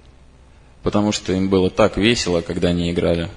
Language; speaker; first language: Russian; native; Russian